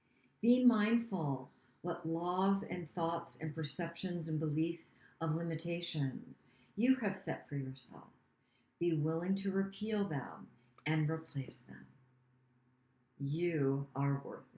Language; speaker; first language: English; native; English